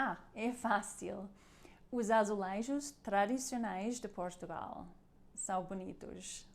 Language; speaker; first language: Portuguese; non-native, learner; German